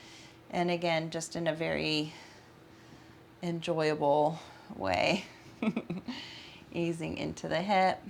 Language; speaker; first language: English; native; English